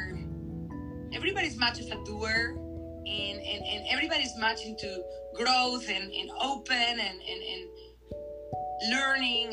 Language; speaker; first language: English; non-native, fluent; Spanish